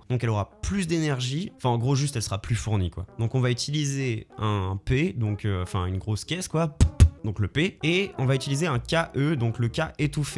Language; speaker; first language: French; native; French